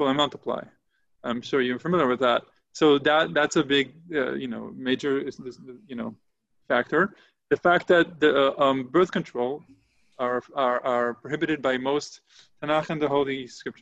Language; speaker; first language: English; non-native, fluent; Hebrew